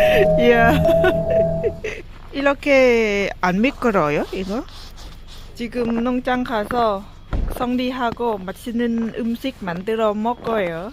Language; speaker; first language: Korean; non-native, learner; Lao